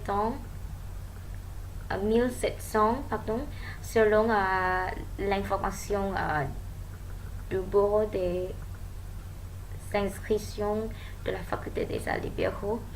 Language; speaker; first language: French; non-native, learner; Thai